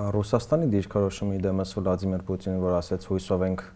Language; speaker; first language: Armenian; native; Armenian